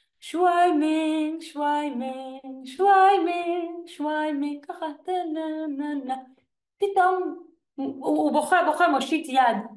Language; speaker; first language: Hebrew; native; Hebrew